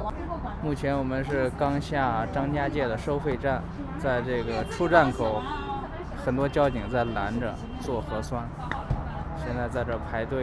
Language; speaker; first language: Chinese; native; Chinese